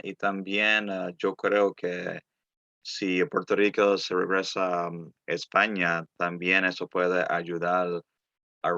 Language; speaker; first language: Spanish; early bilingual, heritage; Spanish